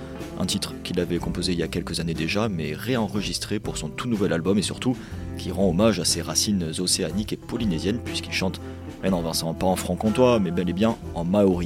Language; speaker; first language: French; native; French